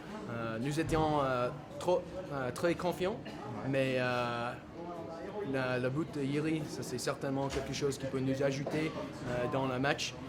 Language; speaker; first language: French; non-native, fluent; English